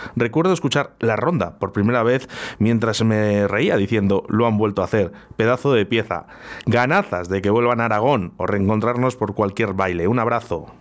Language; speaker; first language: Spanish; native; Spanish